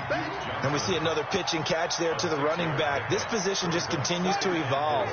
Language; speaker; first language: English; native; English